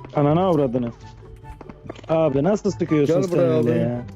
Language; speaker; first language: Turkish; native; Turkish